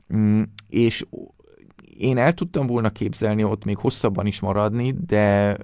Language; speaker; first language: Hungarian; early bilingual, heritage; Hungarian